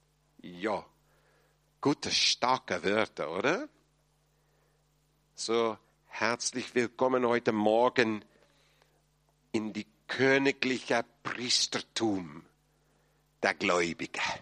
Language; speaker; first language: German; non-native, fluent; English